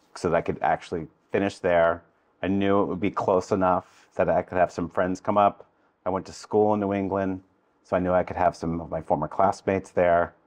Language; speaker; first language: English; native; English